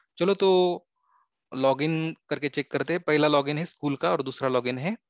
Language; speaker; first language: Hindi; non-native, local second language; Marathi